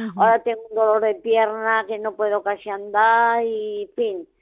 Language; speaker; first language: Spanish; native; Spanish